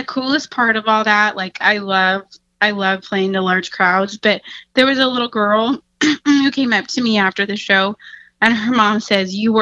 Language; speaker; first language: English; native; English